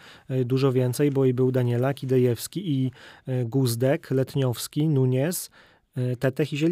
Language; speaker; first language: Polish; native; Polish